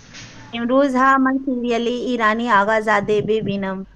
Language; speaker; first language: Persian; non-native, learner; Urdu